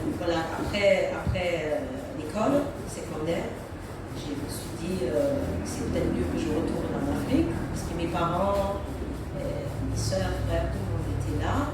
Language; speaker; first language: French; non-native, fluent; Russian